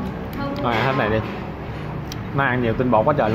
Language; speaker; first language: Vietnamese; native; Vietnamese